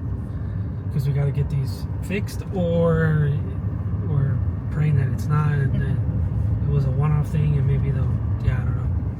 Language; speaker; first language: English; native; English